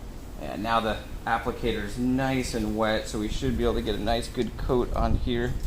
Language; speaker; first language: English; native; English